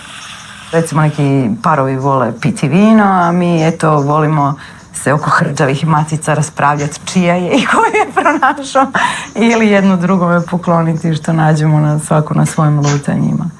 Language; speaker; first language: Croatian; native; Croatian